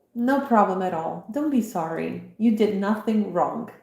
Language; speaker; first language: English; non-native, fluent; Italian